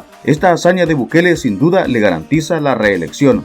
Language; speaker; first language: Spanish; native; Spanish